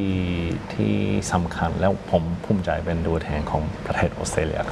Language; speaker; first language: Thai; non-native, fluent; English